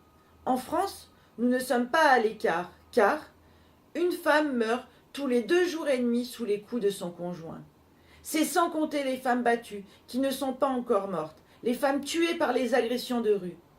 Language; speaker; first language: French; native; French